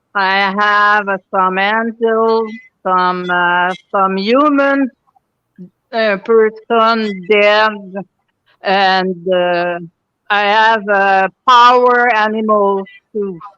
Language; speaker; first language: English; non-native, local second language; French